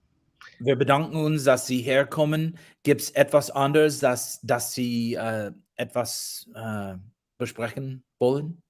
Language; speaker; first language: German; non-native, learner; English